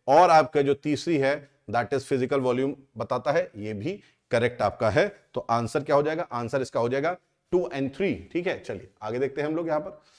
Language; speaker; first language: Hindi; native; Hindi